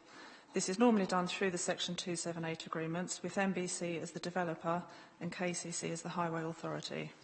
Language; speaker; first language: English; native; English